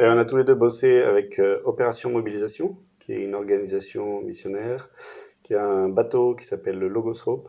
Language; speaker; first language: French; native; French